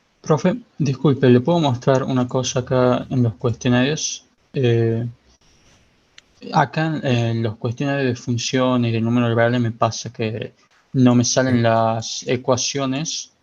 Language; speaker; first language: Spanish; native; Spanish